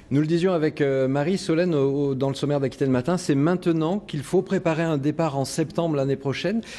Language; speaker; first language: French; native; French